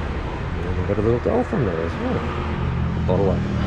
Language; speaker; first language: English; native; English